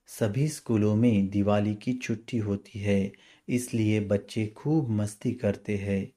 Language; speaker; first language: Hindi; non-native, local second language; Marathi